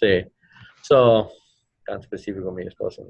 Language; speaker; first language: Spanish; non-native, learner; English